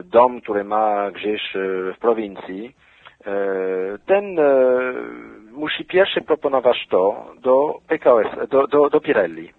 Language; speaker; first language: Polish; non-native, fluent; French